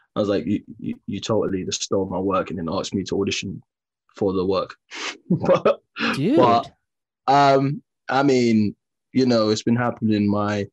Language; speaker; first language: English; native; English